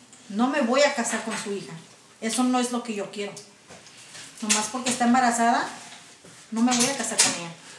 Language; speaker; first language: Spanish; early bilingual, heritage; Spanish